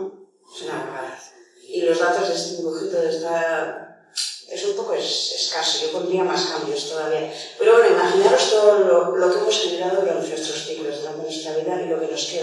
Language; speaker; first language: Spanish; native; Spanish